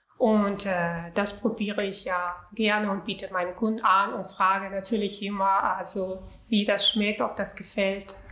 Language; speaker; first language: German; non-native, fluent; Russian